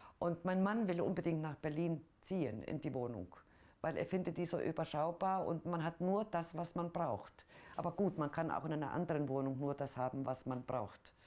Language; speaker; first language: German; non-native, fluent; Icelandic